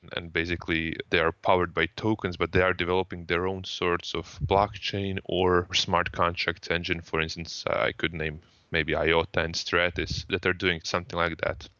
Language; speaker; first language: English; non-native, fluent; Croatian